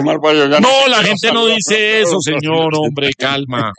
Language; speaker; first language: Spanish; native; Spanish